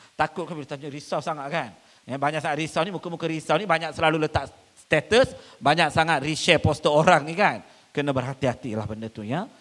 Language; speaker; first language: Malay; non-native, local second language; Tamil